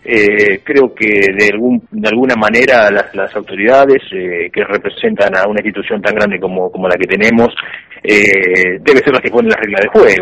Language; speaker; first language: Spanish; native; Spanish